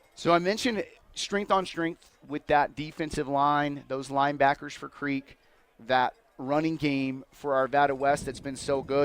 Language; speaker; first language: English; native; English